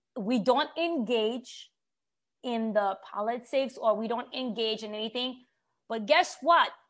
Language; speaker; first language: English; non-native, fluent; Haitian Creole